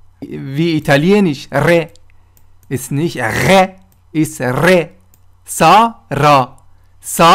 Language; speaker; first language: German; non-native, fluent; Persian